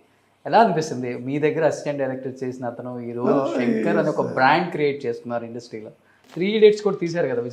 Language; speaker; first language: Telugu; native; Telugu